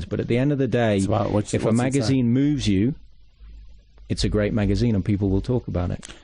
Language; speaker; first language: English; native; English